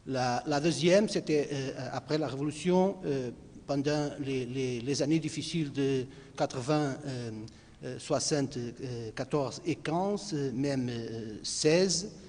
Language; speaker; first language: French; non-native, fluent; Portuguese